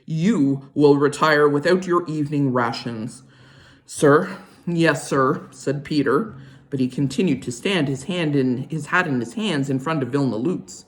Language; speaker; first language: English; native; English